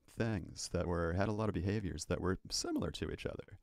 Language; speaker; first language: English; native; English